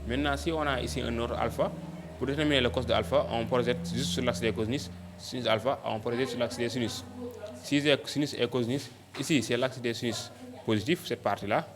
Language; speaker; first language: French; non-native, local second language; Wolof